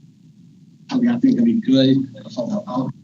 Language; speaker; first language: Welsh; native; Welsh